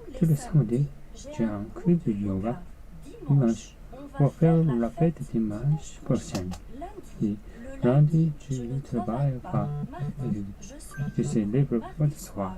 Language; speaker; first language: French; non-native, learner; Japanese